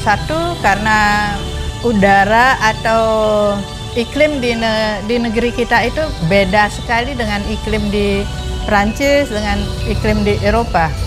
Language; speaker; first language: Indonesian; non-native, local second language; Balinese